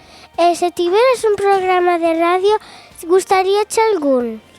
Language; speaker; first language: Galician; non-native, local second language; Spanish